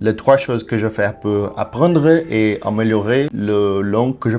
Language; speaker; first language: French; non-native, learner; Portuguese